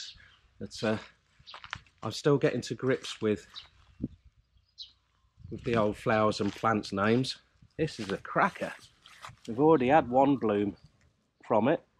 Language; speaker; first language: English; native; English